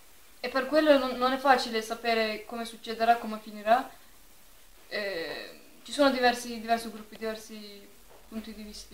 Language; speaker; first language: Italian; non-native, fluent; Turkish